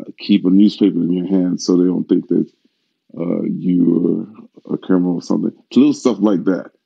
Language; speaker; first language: English; native; English